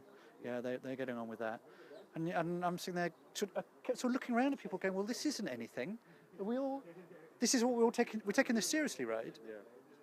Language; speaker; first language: English; native; English